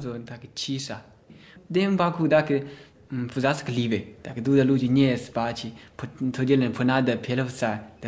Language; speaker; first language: Polish; non-native, learner; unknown